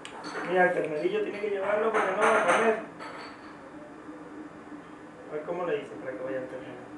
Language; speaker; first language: Spanish; native; Spanish